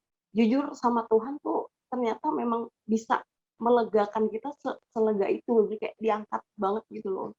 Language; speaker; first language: Indonesian; native; Indonesian